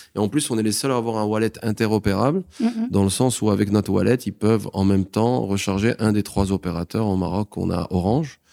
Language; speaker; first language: French; non-native, local second language; Arabic